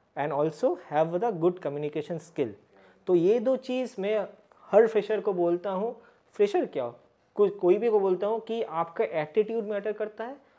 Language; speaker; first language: Hindi; native; Hindi